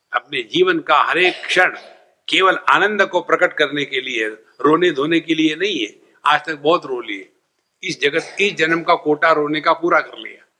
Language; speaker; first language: Hindi; non-native, local second language; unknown